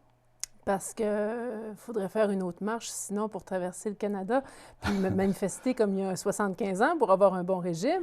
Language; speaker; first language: French; native; French